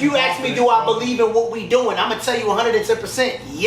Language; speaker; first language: English; native; English